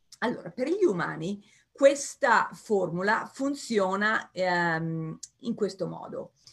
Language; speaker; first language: Italian; early bilingual, heritage; Italian